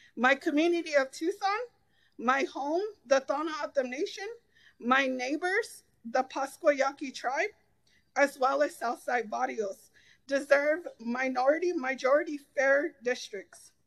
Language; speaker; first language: English; native; English